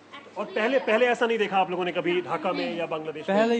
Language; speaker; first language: Hindi; native; Hindi